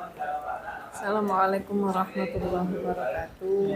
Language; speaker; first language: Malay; non-native, local second language; Javanese